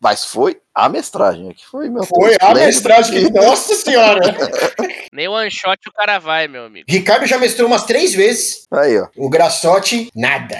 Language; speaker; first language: Portuguese; native; Portuguese